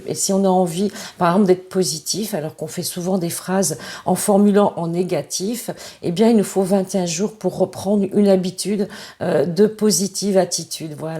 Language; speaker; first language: French; native; French